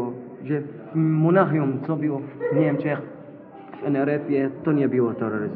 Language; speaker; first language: Polish; non-native, local second language; Arabic